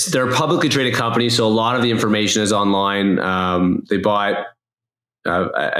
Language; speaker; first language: English; native; English